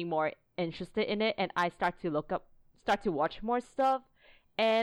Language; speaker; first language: English; non-native, local second language; Cantonese